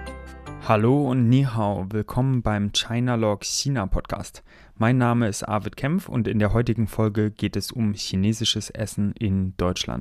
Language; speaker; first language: German; native; German